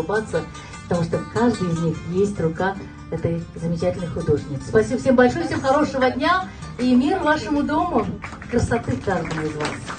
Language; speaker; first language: Russian; native; Russian